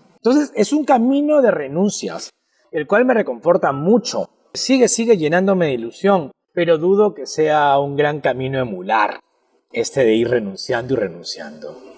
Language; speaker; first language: Spanish; native; Spanish